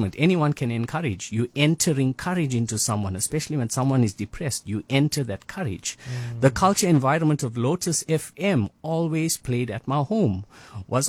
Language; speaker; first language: English; native; English